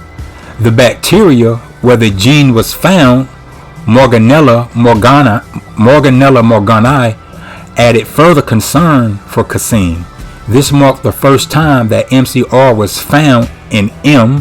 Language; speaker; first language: English; native; English